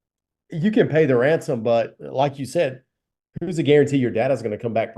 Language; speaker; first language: English; native; English